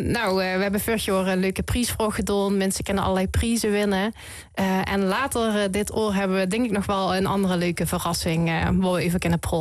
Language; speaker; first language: Dutch; native; Dutch